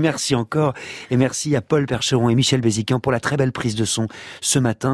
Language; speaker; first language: French; native; French